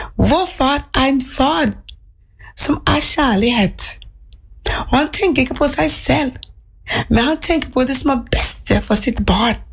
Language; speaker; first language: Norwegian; non-native, fluent; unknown